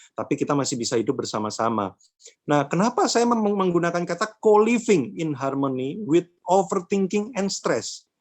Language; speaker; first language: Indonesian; native; Indonesian